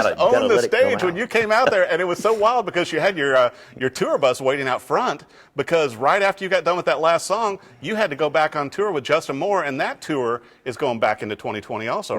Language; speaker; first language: English; native; English